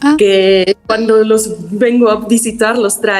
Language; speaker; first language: Spanish; non-native, fluent; German